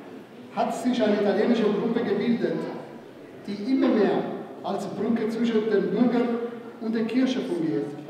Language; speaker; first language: German; non-native, fluent; Italian